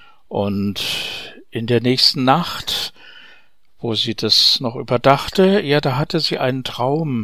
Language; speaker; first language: German; native; German